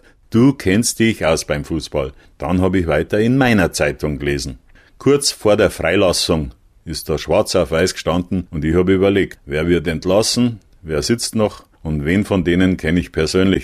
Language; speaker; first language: German; native; German